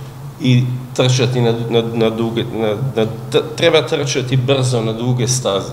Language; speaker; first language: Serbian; non-native, fluent; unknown